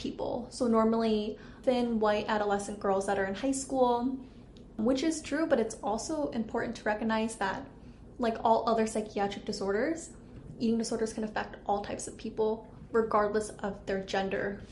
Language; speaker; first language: English; native; English